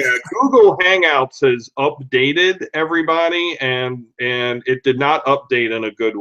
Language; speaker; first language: English; native; English